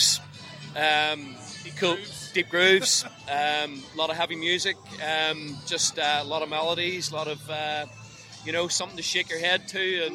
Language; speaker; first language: English; native; English